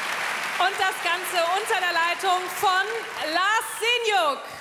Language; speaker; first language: German; native; German